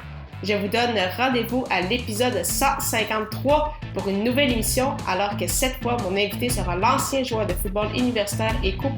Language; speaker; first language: French; native; French